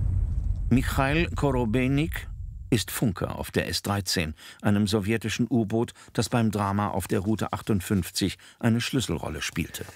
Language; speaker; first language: German; native; German